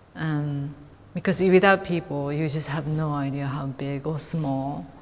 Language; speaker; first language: English; non-native, fluent; Japanese